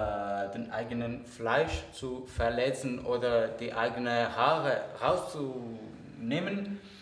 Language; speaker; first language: German; non-native, fluent; Greek